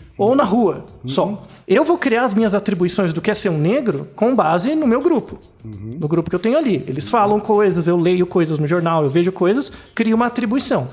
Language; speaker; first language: Portuguese; native; Portuguese